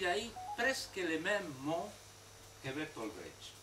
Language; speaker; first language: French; non-native, fluent; Spanish